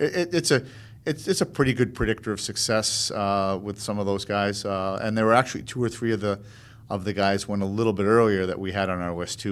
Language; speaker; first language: English; native; English